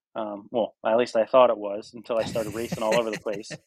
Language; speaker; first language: English; native; English